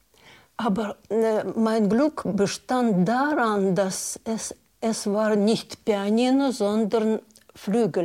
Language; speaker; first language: German; non-native, learner; Russian